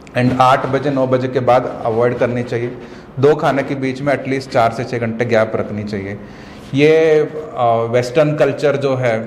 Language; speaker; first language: Hindi; non-native, local second language; Kannada